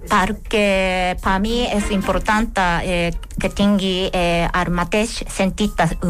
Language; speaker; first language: Catalan; non-native, learner; Japanese